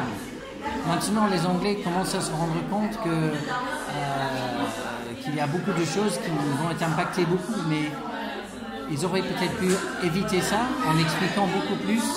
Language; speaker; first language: French; non-native, fluent; English